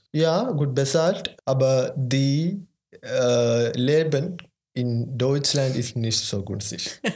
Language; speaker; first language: German; non-native, learner; Malayalam